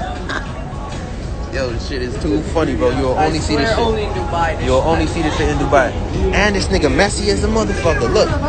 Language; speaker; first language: English; native; English